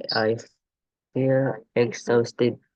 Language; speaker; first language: English; non-native, learner; Indonesian